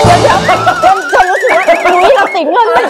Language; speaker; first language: Thai; native; Thai